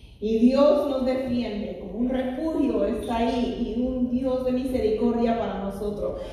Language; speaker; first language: Spanish; non-native, fluent; English